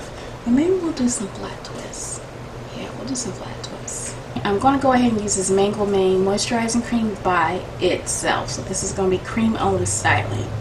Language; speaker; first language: English; native; English